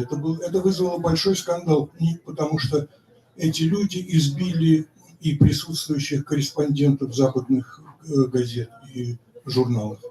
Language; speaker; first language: Russian; native; Russian